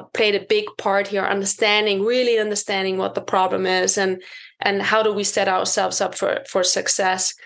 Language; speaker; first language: English; non-native, fluent; German